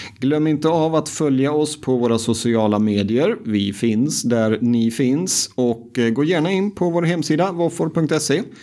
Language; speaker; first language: Swedish; native; Swedish